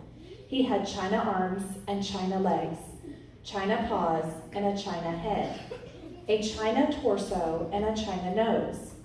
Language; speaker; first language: English; native; English